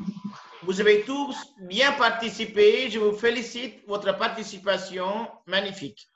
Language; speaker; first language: French; non-native, fluent; Tamil